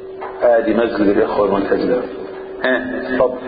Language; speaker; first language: Arabic; native; Arabic